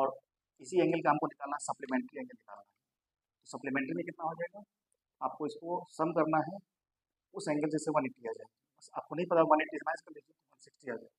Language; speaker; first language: Hindi; native; Hindi